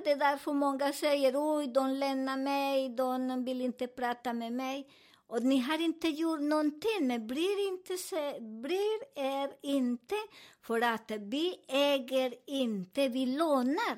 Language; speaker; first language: Swedish; non-native, learner; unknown